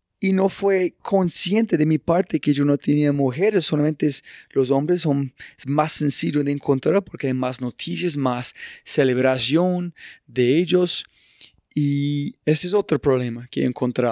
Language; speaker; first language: Spanish; non-native, fluent; English